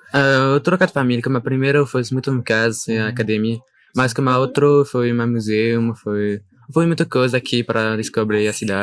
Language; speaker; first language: Portuguese; non-native, learner; French